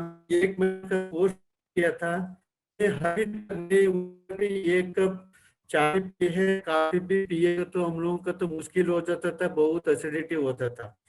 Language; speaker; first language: Hindi; non-native, local second language; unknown